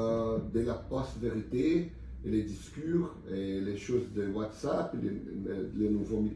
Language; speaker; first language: French; non-native, learner; Portuguese